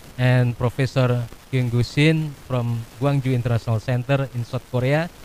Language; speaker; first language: English; non-native, fluent; Indonesian